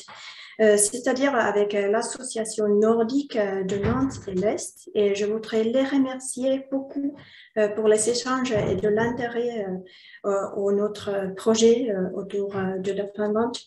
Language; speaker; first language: French; non-native, learner; Finnish